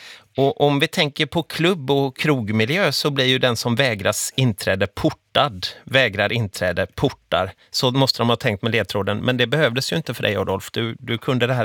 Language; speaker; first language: Swedish; native; Swedish